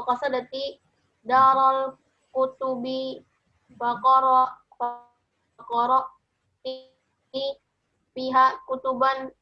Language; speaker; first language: Arabic; non-native, learner; Indonesian